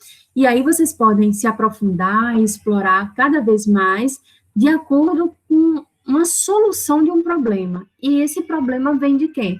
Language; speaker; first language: Portuguese; native; Portuguese